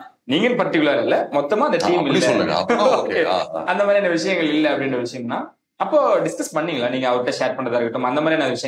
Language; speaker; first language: Tamil; native; Tamil